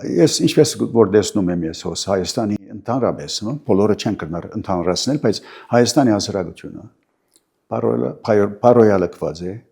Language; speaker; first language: Armenian; early bilingual, heritage; Armenian